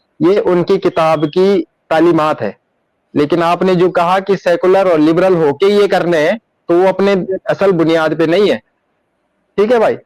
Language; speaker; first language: Urdu; native; Urdu